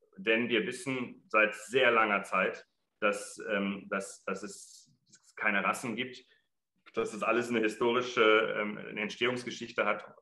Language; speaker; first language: German; early bilingual, other home language; Arabic